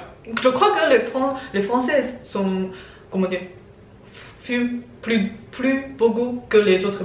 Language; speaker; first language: French; non-native, learner; Chinese